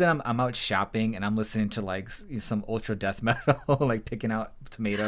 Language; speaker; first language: English; native; English